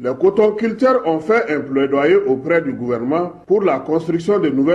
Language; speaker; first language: French; non-native, local second language; Bambara